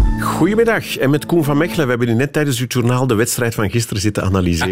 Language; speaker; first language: Dutch; native; Dutch